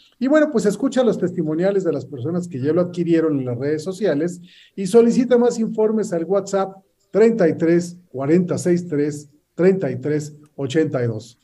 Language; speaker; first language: Spanish; native; Spanish